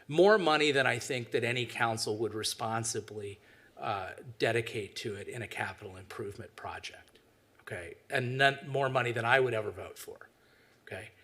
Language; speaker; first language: English; native; English